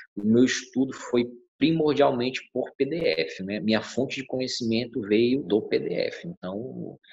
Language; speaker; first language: Portuguese; native; Portuguese